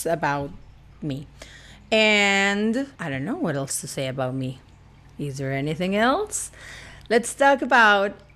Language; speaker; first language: English; non-native, fluent; Spanish